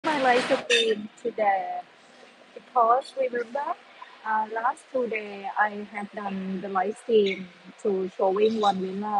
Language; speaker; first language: English; non-native, learner; Thai